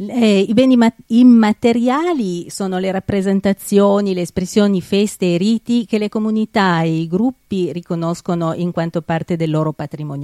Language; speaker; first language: Italian; native; Italian